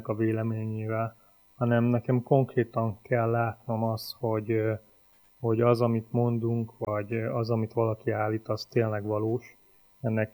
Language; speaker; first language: Hungarian; native; Hungarian